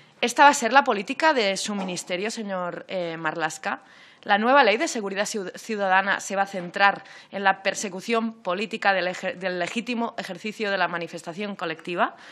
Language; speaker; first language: Spanish; non-native, local second language; Catalan